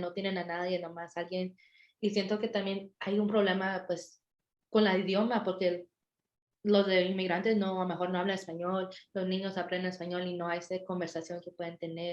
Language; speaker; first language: Spanish; early bilingual, heritage; Spanish